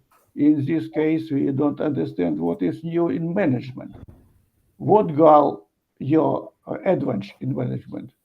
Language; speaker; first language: English; non-native, learner; Ukrainian